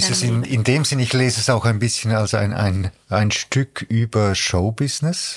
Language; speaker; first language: German; native; German